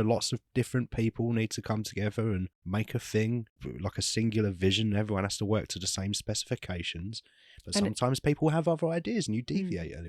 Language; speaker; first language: English; native; English